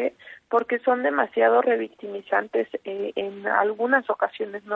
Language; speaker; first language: Spanish; native; Spanish